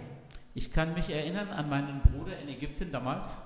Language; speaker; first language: German; non-native, fluent; Arabic